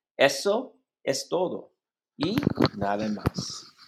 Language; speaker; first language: Spanish; non-native, learner; English